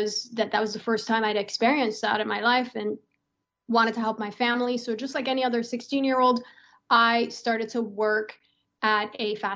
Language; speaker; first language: English; non-native, fluent; Persian